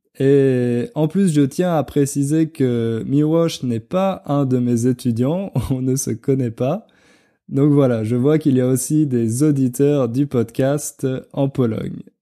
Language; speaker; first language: French; native; French